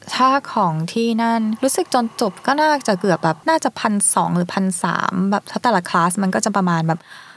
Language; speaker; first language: Thai; early bilingual, heritage; Thai